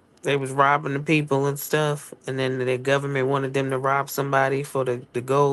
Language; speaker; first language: English; native; English